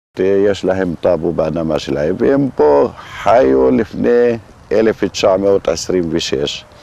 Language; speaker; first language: Hebrew; non-native, local second language; Arabic